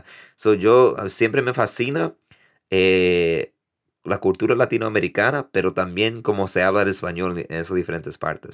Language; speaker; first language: Spanish; early bilingual, heritage; Spanish